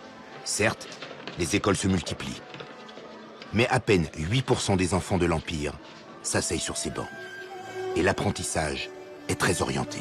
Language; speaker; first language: French; native; French